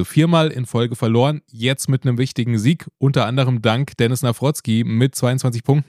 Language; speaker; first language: German; native; German